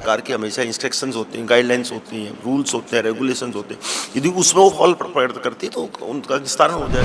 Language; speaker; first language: Hindi; native; Hindi